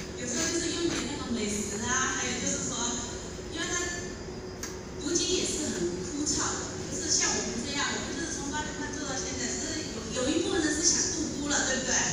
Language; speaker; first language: Chinese; native; Chinese